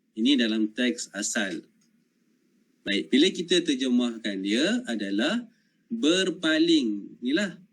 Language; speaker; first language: Malay; native; Malay